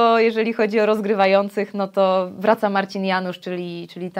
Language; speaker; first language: Polish; native; Polish